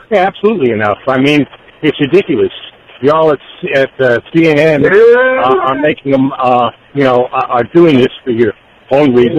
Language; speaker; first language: English; native; English